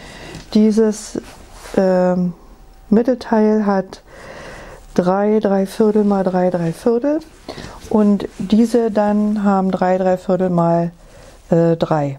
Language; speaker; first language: German; native; German